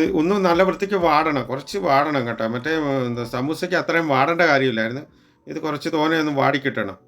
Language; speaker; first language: Malayalam; native; Malayalam